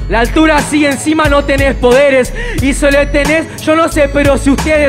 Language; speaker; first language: Spanish; native; Spanish